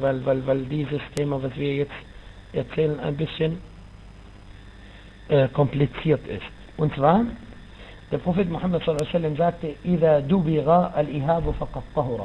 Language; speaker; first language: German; non-native, fluent; Arabic